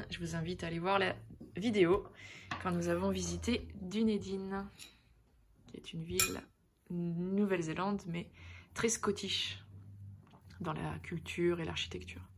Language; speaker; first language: French; native; French